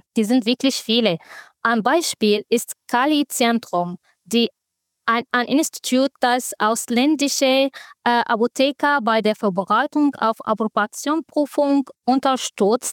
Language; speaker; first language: German; non-native, fluent; Arabic